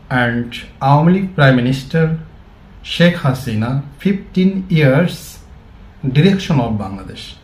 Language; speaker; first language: English; non-native, learner; Bangla